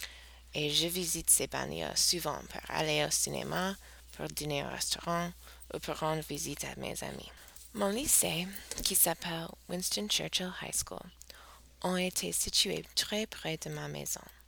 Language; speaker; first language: French; non-native, learner; English